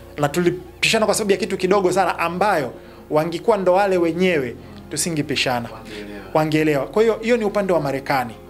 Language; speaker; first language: Swahili; native; Swahili